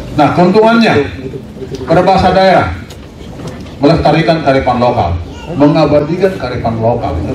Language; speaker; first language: Indonesian; non-native, local second language; Batak Toba